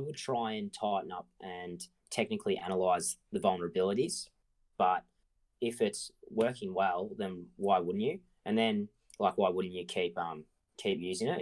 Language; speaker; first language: English; native; English